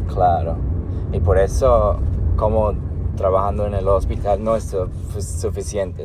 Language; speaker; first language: Spanish; non-native, learner; English